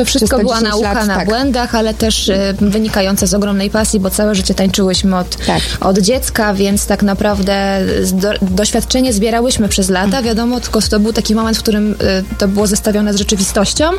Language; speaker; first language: Polish; native; Polish